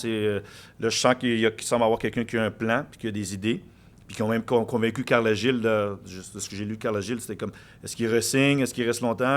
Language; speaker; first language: French; native; French